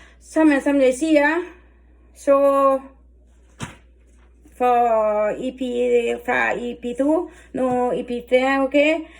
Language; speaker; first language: English; non-native, learner; Thai